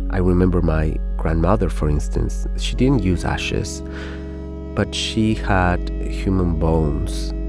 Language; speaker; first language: English; non-native, fluent; Spanish